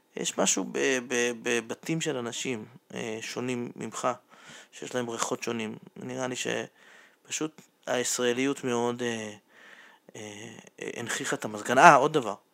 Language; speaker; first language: Hebrew; non-native, fluent; Russian